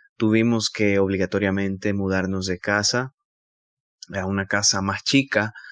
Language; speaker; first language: Spanish; native; Spanish